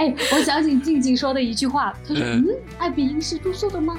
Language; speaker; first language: Chinese; native; Chinese